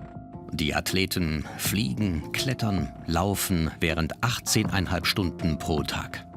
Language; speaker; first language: German; native; German